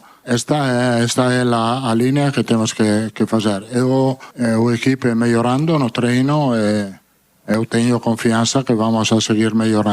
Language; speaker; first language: Portuguese; non-native, fluent; Italian